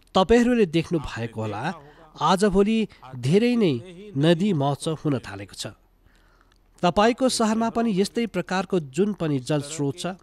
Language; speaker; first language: Nepali; native; Nepali